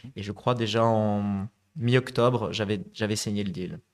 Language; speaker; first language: French; native; French